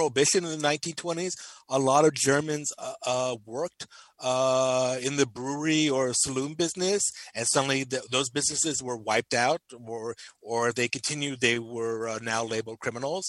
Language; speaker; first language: English; native; English